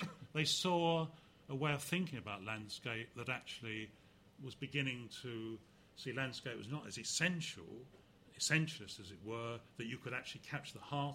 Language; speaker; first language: English; native; English